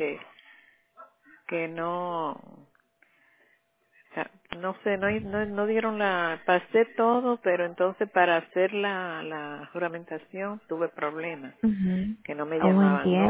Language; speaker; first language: Spanish; native; Spanish